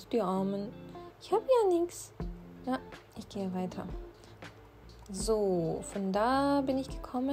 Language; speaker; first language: German; non-native, fluent; Urdu